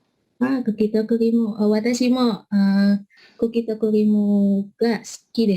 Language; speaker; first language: Japanese; non-native, learner; Indonesian